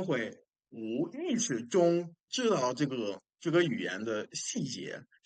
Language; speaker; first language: Chinese; non-native, fluent; English